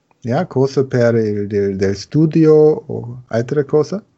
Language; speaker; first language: Italian; non-native, learner; German